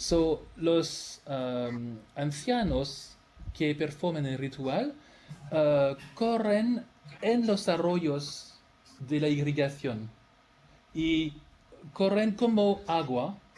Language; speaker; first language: Spanish; non-native, fluent; French